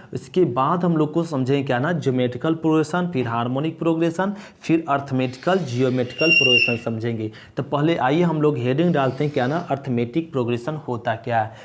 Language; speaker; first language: Hindi; native; Hindi